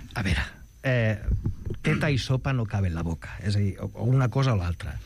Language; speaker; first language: Catalan; non-native, local second language; Spanish